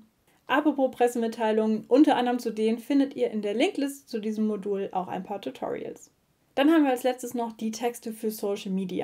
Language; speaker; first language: German; native; German